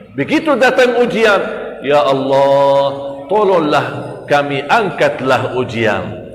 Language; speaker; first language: Malay; non-native, fluent; Arabic